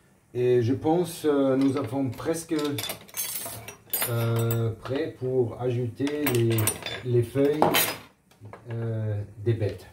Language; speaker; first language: French; non-native, learner; German